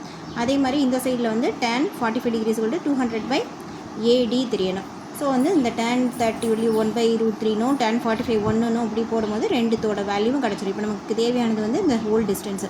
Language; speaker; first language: Tamil; native; Tamil